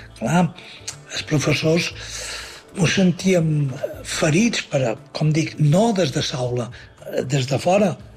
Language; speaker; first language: Catalan; native; Catalan